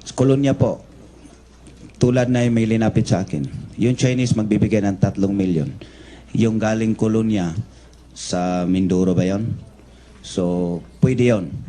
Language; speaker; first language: Filipino; non-native, local second language; Cebuano